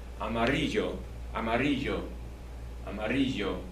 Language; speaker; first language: Spanish; non-native, fluent; English